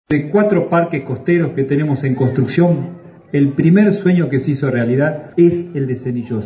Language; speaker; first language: Spanish; native; Spanish